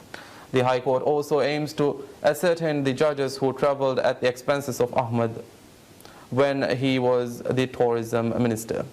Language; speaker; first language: English; non-native, local second language; Divehi